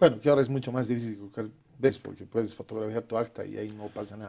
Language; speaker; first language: Spanish; native; Spanish